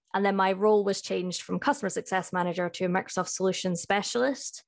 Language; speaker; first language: English; native; English